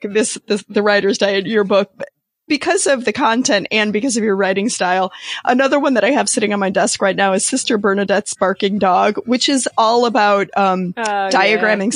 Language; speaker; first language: English; native; English